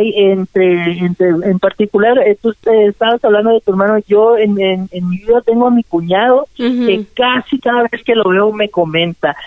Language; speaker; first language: Spanish; native; Spanish